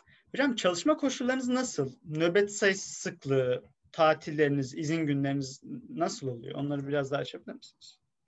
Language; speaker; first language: Turkish; native; Turkish